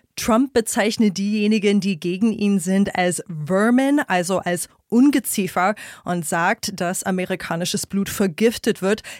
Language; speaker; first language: German; non-native, fluent; English